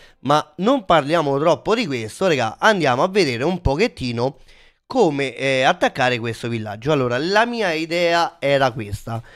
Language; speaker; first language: Italian; native; Italian